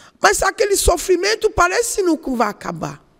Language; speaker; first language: Portuguese; non-native, learner; Yoruba